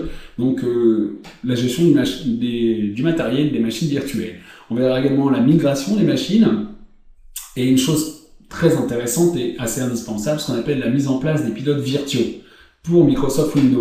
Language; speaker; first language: French; native; French